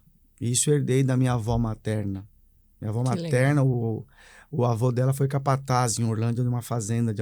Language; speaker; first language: Portuguese; native; Portuguese